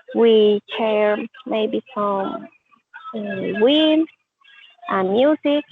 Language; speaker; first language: English; non-native, learner; Spanish